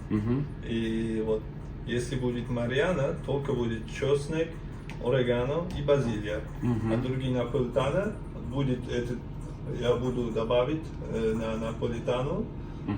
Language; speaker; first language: Russian; non-native, learner; Uzbek